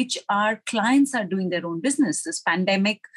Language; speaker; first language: English; non-native, local second language; Hindi